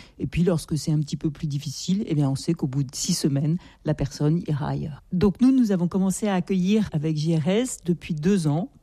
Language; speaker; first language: French; native; French